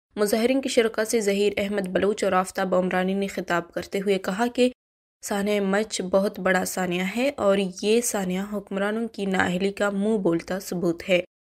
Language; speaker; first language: Urdu; non-native, local second language; Baluchi